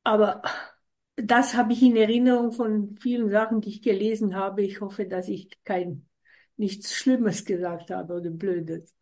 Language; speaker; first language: German; non-native, fluent; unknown